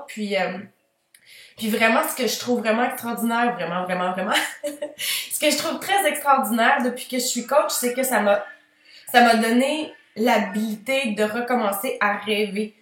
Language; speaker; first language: French; native; French